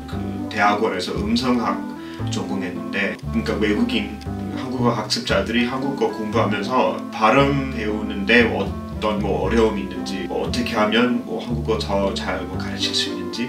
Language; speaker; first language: Korean; non-native, fluent; English